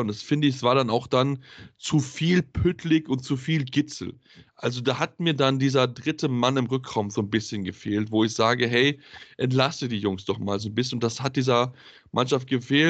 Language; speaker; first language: German; native; German